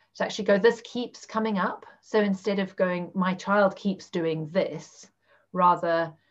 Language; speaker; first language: English; native; English